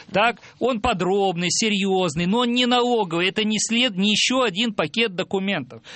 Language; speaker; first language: Russian; native; Russian